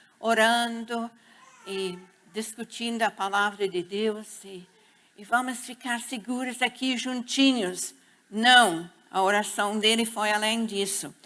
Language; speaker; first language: Portuguese; non-native, fluent; English